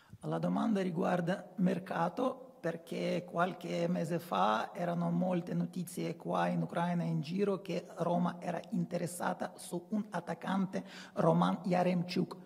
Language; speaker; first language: Italian; non-native, fluent; Russian